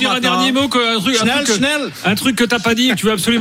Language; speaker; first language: French; native; French